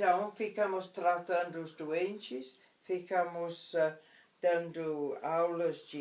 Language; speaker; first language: Portuguese; non-native, fluent; English